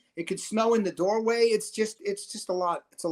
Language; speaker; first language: English; native; English